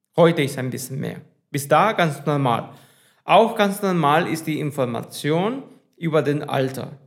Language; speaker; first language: German; non-native, fluent; Spanish